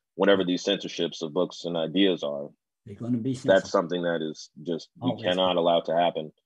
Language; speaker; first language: English; native; English